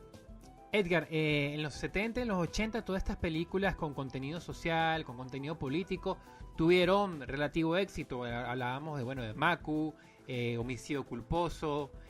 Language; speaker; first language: Spanish; native; Spanish